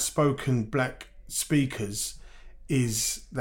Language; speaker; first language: English; native; English